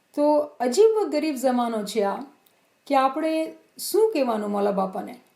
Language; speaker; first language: Gujarati; early bilingual, heritage; Gujarati